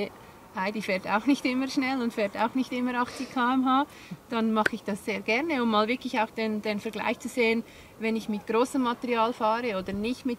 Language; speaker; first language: German; native; German